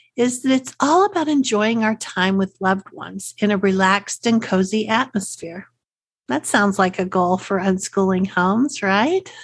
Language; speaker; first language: English; native; English